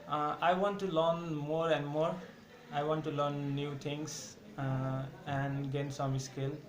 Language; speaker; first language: English; non-native, learner; Nepali